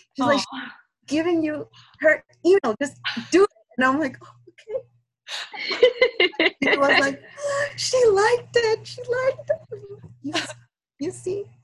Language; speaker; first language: English; non-native, fluent; Spanish